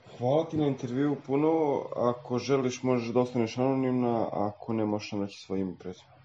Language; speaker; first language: Serbian; non-native, local second language; Albanian